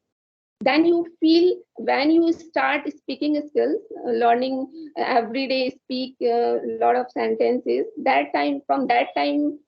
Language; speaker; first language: English; non-native, learner; Hindi